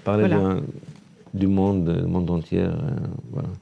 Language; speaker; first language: French; non-native, learner; Hebrew